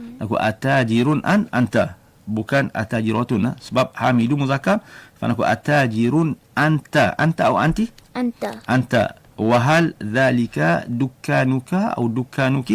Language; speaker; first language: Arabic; non-native, fluent; Malay